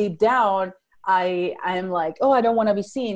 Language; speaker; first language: English; non-native, fluent; Spanish